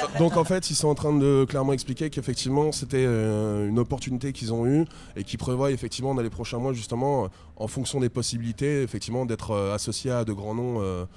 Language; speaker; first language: French; native; French